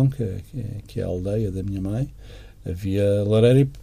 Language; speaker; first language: Portuguese; native; Portuguese